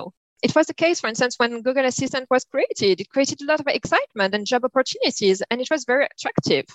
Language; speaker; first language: English; non-native, fluent; French